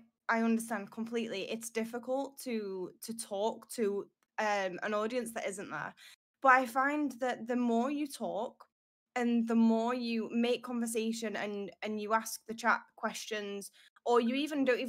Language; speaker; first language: English; native; English